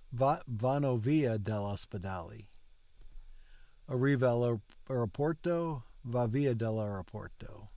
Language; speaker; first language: Italian; non-native, learner; English